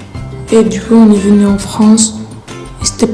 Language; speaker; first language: French; early bilingual, other home language; Arabic